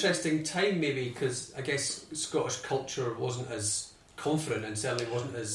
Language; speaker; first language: English; native; English